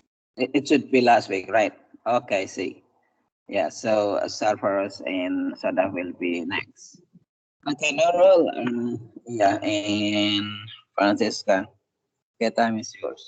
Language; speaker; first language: English; non-native, fluent; Indonesian